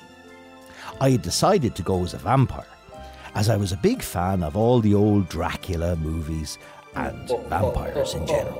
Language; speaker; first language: English; native; English